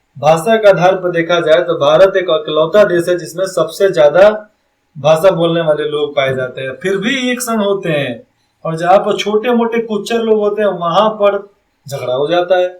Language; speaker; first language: Hindi; native; Hindi